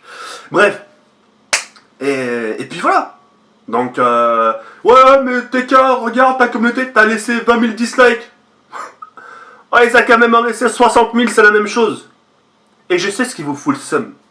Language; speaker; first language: French; native; French